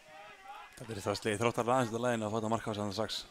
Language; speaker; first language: Icelandic; native; Icelandic